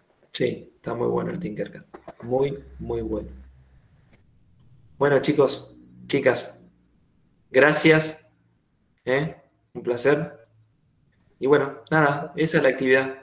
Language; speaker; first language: Spanish; native; Spanish